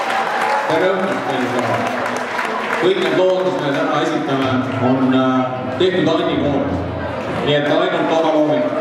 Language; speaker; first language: Estonian; non-native, fluent; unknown